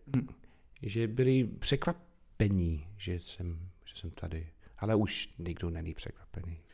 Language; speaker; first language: Czech; non-native, fluent; English